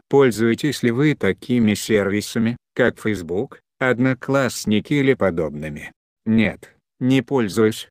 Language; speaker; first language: Russian; non-native, local second language; Chechen